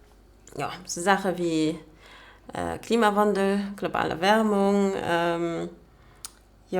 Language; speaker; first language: German; non-native, local second language; Luxembourgish